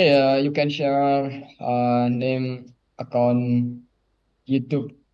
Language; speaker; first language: English; non-native, learner; Indonesian